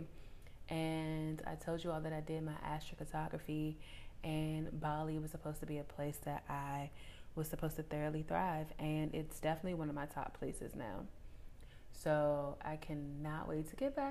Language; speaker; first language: English; native; English